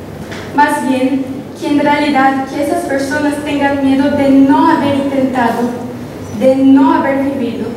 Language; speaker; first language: Spanish; non-native, local second language; Portuguese